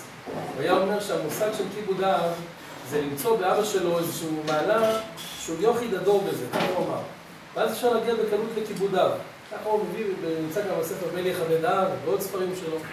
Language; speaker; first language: Hebrew; native; Hebrew